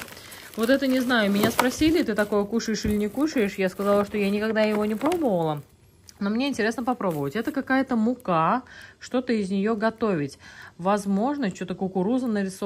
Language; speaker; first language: Russian; native; Russian